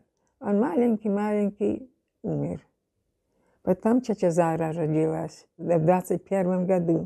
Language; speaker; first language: Russian; non-native, local second language; German